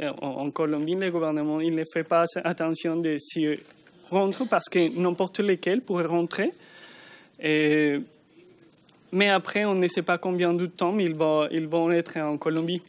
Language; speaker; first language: French; non-native, learner; Spanish